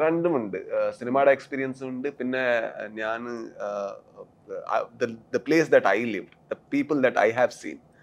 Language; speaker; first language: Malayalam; non-native, learner; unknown